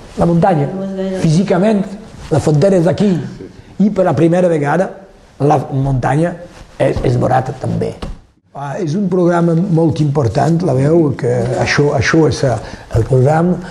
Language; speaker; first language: Catalan; non-native, local second language; French